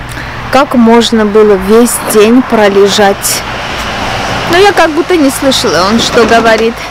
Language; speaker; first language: Russian; non-native, fluent; Armenian